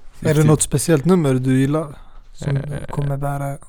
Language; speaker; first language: Swedish; early bilingual, other home language; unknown